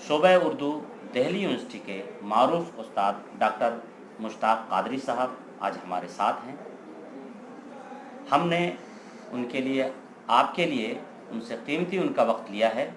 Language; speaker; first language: Urdu; native; Urdu